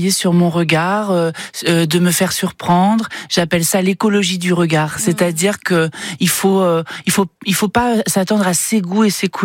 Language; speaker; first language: French; native; French